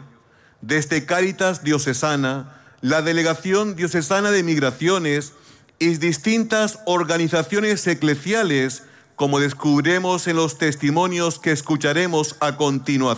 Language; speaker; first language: Spanish; native; Spanish